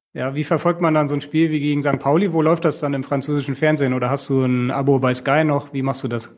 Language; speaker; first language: German; native; German